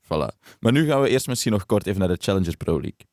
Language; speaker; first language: Dutch; native; Dutch